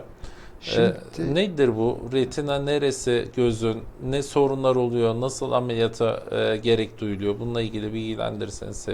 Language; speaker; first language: Turkish; native; Turkish